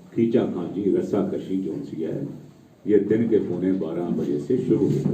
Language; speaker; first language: Hindi; non-native, local second language; Punjabi